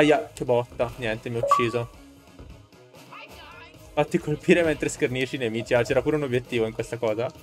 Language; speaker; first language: Italian; native; Italian